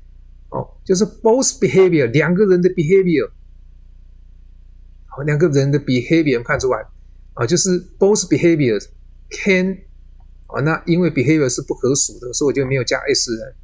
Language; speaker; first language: Chinese; native; Chinese